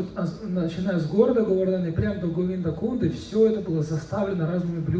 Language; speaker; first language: Russian; native; Russian